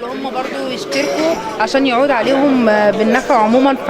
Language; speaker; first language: Arabic; native; Arabic